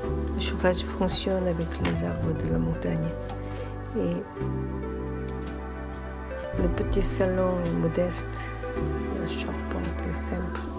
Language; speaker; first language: French; non-native, learner; Korean